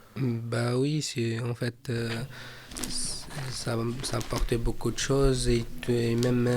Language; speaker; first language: French; non-native, fluent; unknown